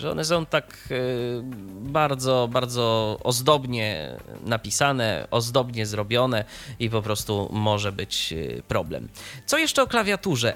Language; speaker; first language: Polish; native; Polish